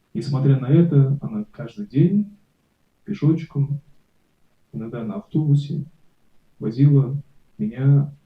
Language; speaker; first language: Russian; non-native, local second language; Kazakh